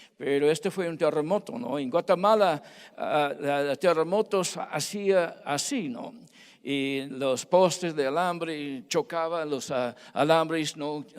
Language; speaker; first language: Spanish; non-native, fluent; English